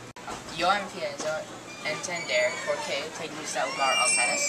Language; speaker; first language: Spanish; non-native, learner; English